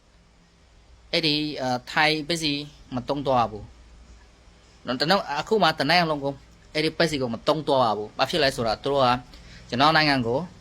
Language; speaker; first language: Burmese; non-native, learner; Khmer